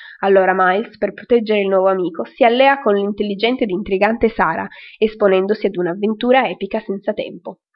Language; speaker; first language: Italian; native; Italian